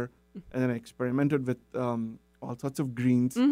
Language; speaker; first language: English; non-native, local second language; Telugu